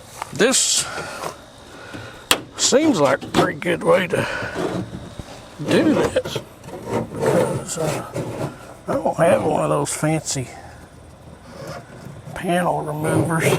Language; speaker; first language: English; native; English